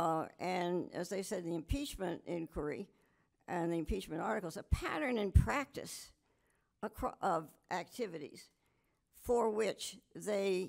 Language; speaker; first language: English; native; English